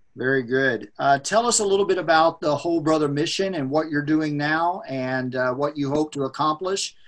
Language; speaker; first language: English; native; English